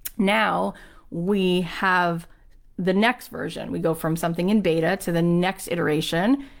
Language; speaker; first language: English; native; English